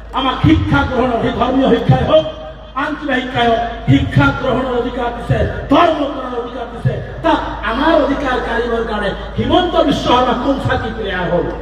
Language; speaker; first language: Assamese; non-native, local second language; Bangla